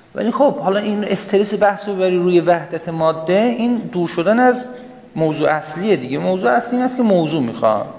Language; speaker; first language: Persian; non-native, local second language; Azerbaijani